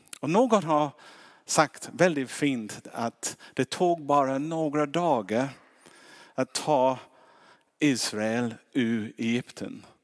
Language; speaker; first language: Swedish; non-native, fluent; English